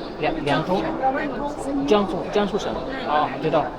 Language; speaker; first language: Chinese; non-native, learner; Amharic